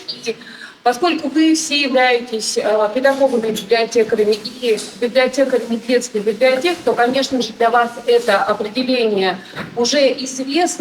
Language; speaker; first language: Russian; native; Russian